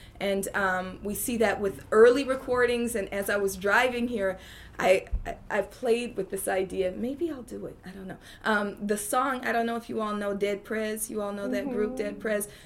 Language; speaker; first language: English; native; English